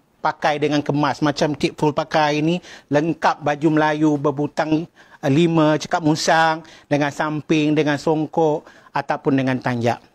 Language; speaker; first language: Malay; native; Malay